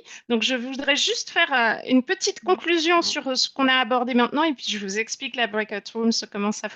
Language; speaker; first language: French; native; French